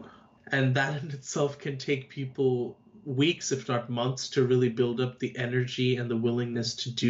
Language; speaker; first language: English; native; English